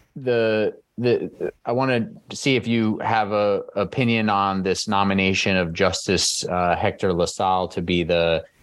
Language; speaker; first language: English; native; English